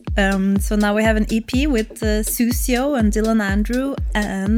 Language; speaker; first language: English; non-native, fluent; Norwegian